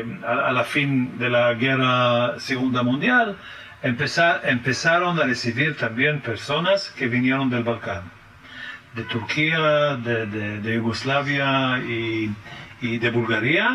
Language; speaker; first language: Spanish; early bilingual, heritage; French